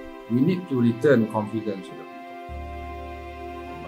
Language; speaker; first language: English; non-native, local second language; Malay